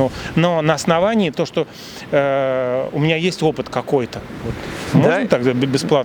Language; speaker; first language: Russian; native; Russian